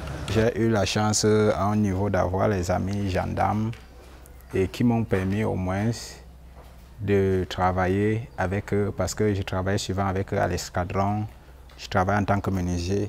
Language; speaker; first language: French; native; French